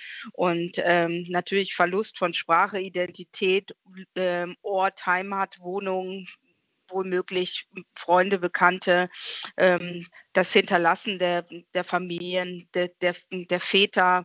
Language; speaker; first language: German; native; German